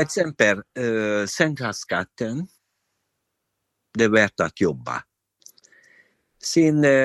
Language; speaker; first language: Swedish; non-native, learner; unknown